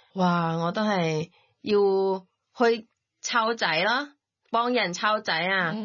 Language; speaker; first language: Cantonese; non-native, learner; Thai